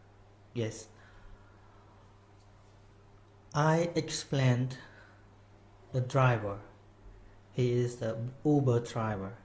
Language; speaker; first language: English; non-native, fluent; Khmer